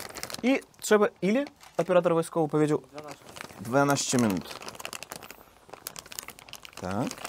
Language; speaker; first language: Polish; non-native, learner; Russian